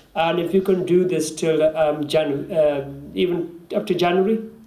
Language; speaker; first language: English; early bilingual, other home language; Punjabi